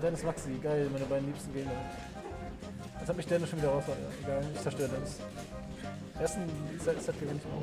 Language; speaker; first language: German; native; German